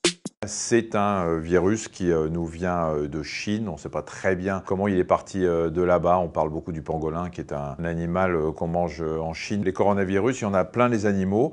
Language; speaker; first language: French; native; French